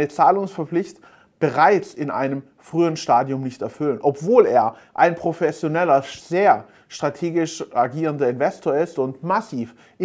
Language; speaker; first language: German; native; German